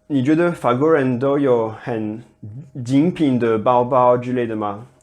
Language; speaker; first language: Chinese; non-native, fluent; French